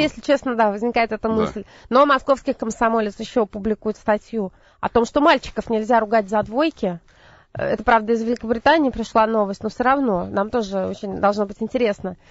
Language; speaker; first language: Russian; native; Russian